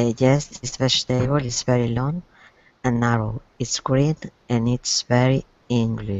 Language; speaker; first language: English; non-native, learner; Spanish